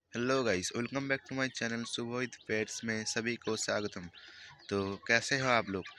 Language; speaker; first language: Hindi; non-native, local second language; Bangla